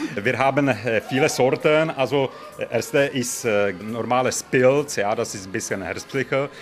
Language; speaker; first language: German; non-native, learner; Czech